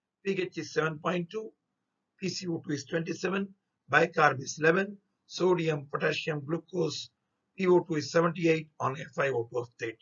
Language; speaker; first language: English; non-native, local second language; Tamil